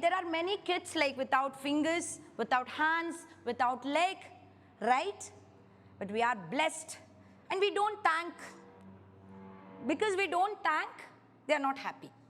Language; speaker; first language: English; non-native, local second language; Kannada